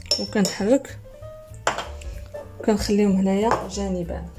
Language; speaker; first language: Arabic; native; Arabic